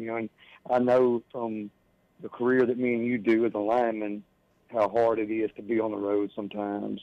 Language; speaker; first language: English; native; English